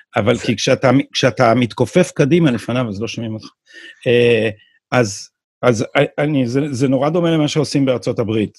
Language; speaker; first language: Hebrew; native; Hebrew